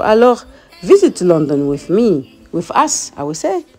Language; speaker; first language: English; non-native, fluent; Lingala